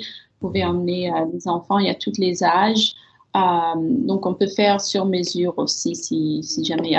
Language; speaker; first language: French; early bilingual, heritage; French